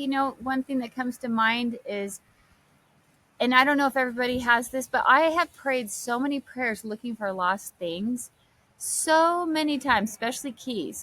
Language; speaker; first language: English; native; English